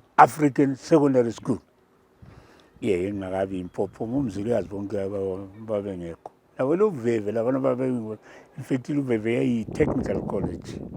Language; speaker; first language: Zulu; native; Zulu